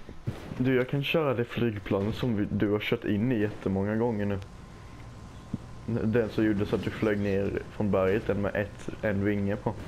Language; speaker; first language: Swedish; native; Swedish